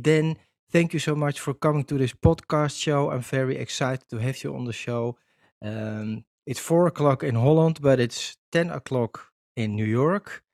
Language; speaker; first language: English; non-native, fluent; Dutch